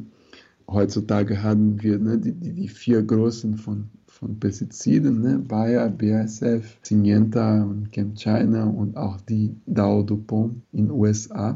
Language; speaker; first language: German; non-native, fluent; Portuguese